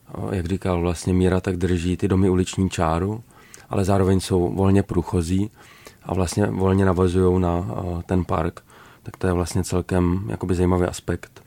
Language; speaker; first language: Czech; native; Czech